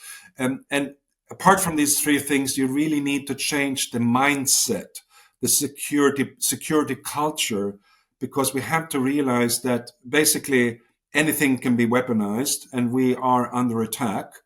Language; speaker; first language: English; non-native, fluent; Swedish